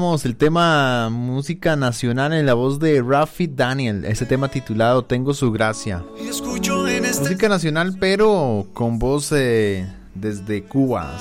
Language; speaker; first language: Spanish; native; Spanish